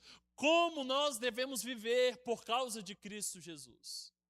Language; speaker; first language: Portuguese; native; Portuguese